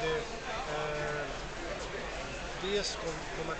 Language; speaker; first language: Spanish; non-native, fluent; Italian